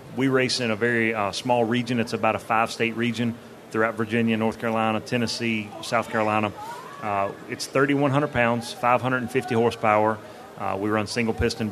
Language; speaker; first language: English; native; English